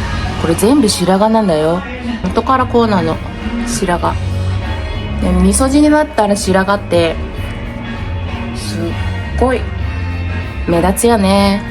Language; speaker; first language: Japanese; non-native, fluent; Mongolian